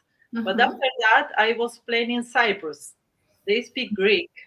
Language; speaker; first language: English; non-native, learner; Spanish